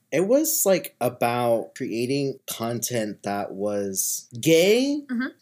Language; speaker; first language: English; native; English